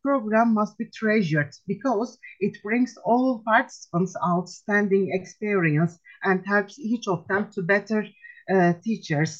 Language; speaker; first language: English; non-native, fluent; Turkish